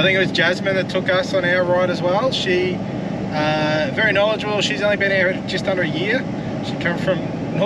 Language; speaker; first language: English; native; English